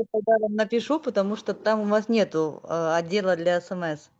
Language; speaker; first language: Russian; native; Russian